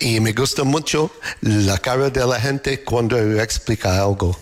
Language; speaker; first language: Spanish; non-native, learner; English